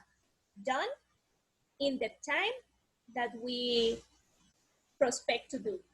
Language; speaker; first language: English; non-native, learner; Spanish